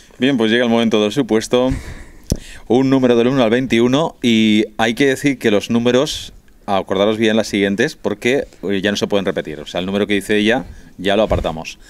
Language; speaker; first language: Spanish; native; Spanish